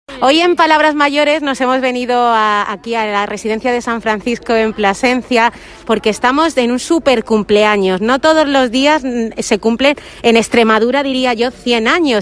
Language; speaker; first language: Spanish; native; Spanish